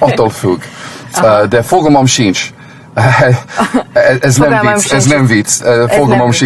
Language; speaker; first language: Hungarian; non-native, learner; English